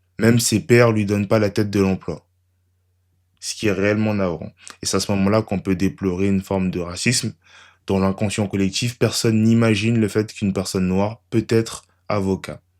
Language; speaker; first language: French; native; French